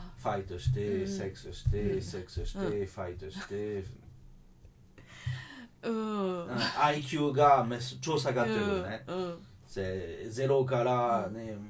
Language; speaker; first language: Japanese; non-native, fluent; French